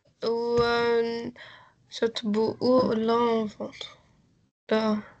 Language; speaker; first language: French; non-native, learner; Arabic